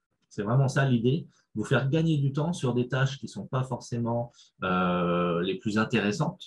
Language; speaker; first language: French; native; French